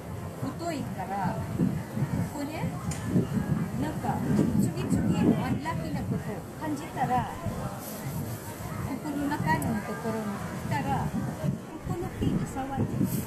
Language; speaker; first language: Japanese; non-native, fluent; Filipino